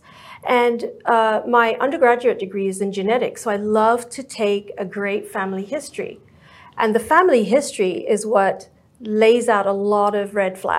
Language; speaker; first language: English; native; English